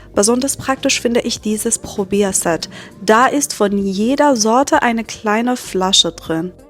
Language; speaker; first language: German; non-native, fluent; Persian